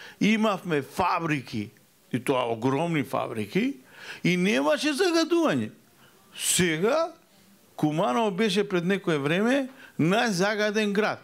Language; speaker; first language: Macedonian; native; Macedonian